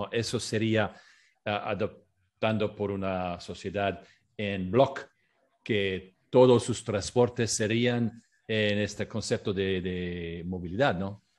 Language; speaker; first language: Spanish; non-native, fluent; French